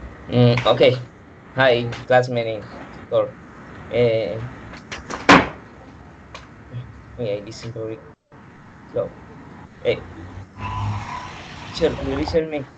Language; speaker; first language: English; non-native, learner; Spanish